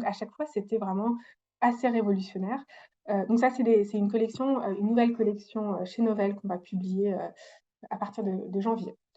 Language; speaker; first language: French; non-native, fluent; English